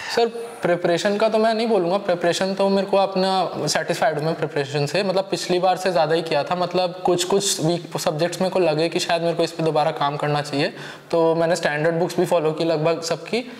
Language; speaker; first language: Hindi; native; Hindi